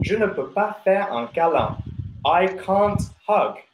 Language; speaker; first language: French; non-native, fluent; English